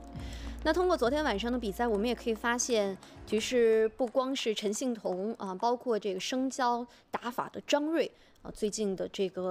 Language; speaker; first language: Chinese; native; Chinese